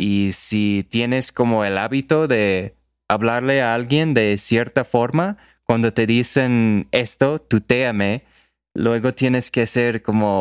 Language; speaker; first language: Spanish; non-native, fluent; English